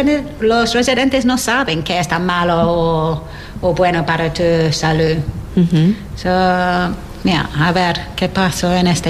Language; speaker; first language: Spanish; non-native, learner; English